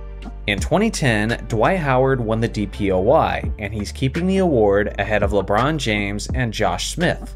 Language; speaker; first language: English; native; English